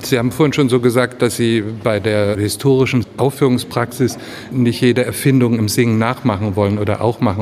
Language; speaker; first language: German; native; German